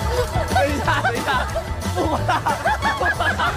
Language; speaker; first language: Chinese; native; Chinese